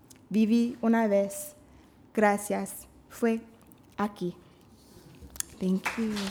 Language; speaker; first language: Spanish; non-native, learner; English